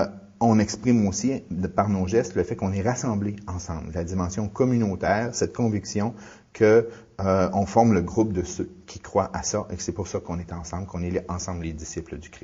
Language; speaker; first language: French; native; French